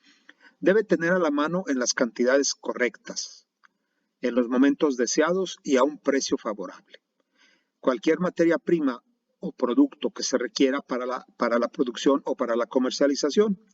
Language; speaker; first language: Spanish; native; Spanish